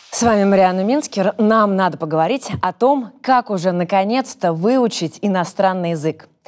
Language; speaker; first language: Russian; native; Russian